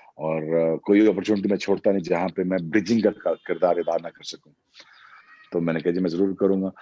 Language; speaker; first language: Urdu; non-native, local second language; Punjabi